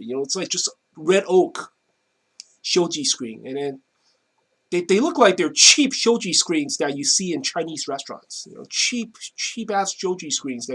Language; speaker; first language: English; non-native, fluent; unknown